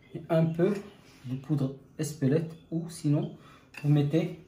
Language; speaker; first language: French; non-native, local second language; Arabic